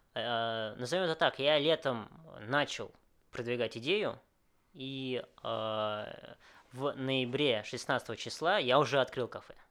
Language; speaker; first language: Russian; early bilingual, other home language; Vietnamese